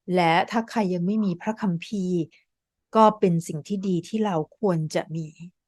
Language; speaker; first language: Thai; native; Thai